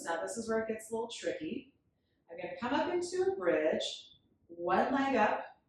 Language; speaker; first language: English; native; English